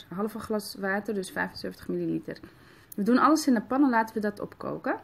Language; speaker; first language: Dutch; early bilingual, other home language; Arabic